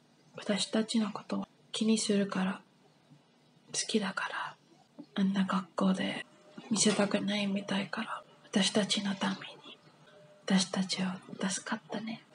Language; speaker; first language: Japanese; non-native, learner; English